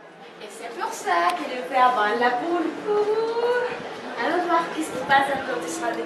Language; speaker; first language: French; non-native, learner; Spanish